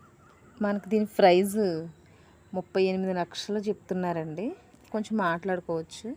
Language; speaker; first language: Telugu; native; Telugu